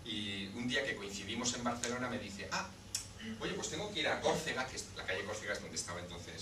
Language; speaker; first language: Spanish; native; Spanish